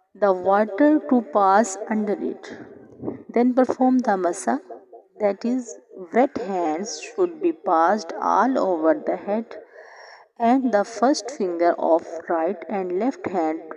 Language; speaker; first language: English; non-native, local second language; Urdu